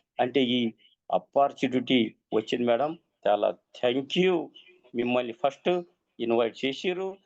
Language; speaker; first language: Telugu; native; Telugu